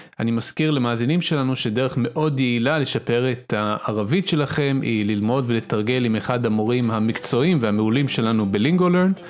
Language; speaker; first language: Hebrew; non-native, local second language; Arabic